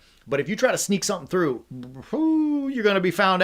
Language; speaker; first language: English; native; English